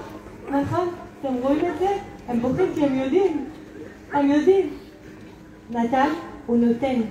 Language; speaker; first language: Hebrew; non-native, fluent; French